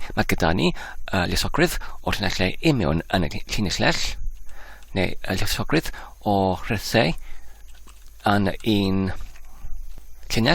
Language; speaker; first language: Welsh; non-native, learner; English